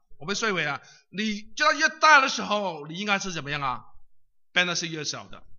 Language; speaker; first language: Chinese; non-native, local second language; Cantonese